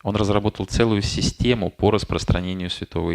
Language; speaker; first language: Russian; native; Russian